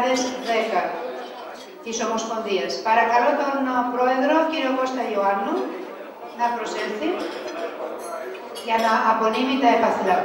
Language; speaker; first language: Greek; native; Greek